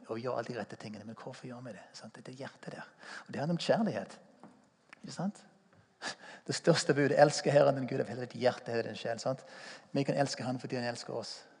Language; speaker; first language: Norwegian; non-native, fluent; English